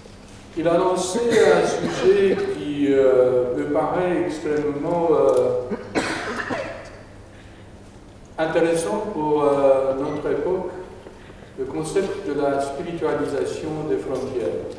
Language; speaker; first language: French; non-native, fluent; Romanian